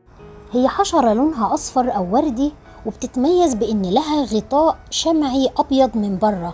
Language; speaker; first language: Arabic; native; Arabic